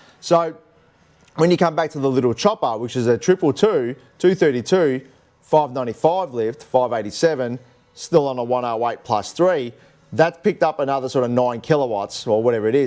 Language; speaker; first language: English; native; English